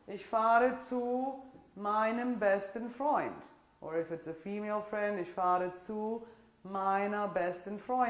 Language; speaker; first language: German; non-native, fluent; Italian